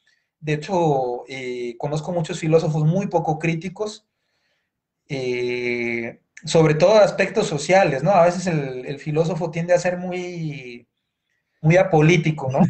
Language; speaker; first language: Spanish; native; Spanish